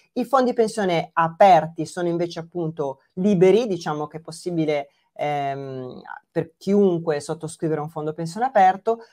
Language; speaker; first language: Italian; native; Italian